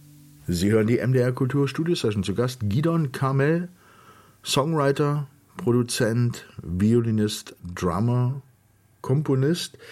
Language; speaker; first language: German; native; German